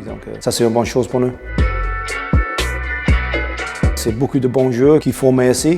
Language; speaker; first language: French; non-native, learner; English